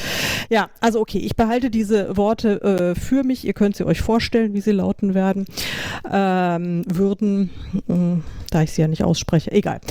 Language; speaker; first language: German; native; German